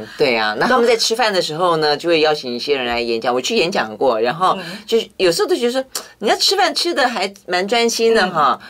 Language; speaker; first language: Chinese; native; Chinese